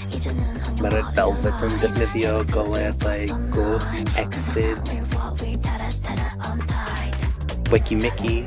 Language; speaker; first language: Welsh; non-native, learner; English